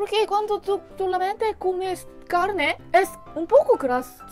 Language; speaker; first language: Spanish; non-native, learner; Korean